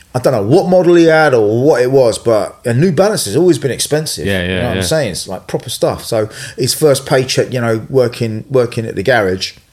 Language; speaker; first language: English; native; English